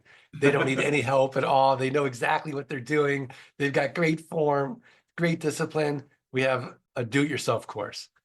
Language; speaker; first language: English; native; English